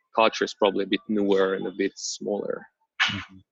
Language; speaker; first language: English; non-native, fluent; Slovak